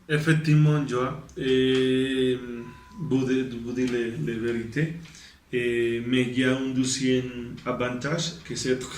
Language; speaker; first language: French; non-native, learner; Spanish